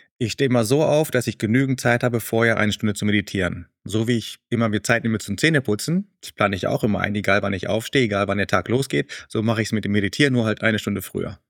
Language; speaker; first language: German; early bilingual, other home language; Spanish